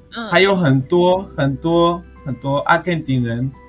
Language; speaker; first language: Chinese; non-native, learner; Spanish